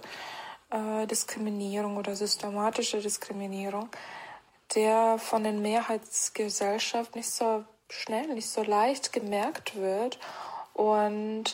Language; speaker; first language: German; non-native, fluent; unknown